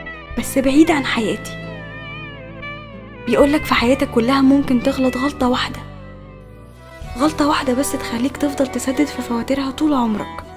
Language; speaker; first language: Arabic; native; Arabic